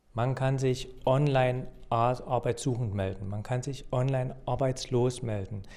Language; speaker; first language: German; native; German